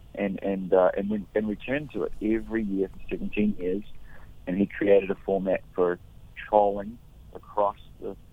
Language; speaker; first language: English; native; English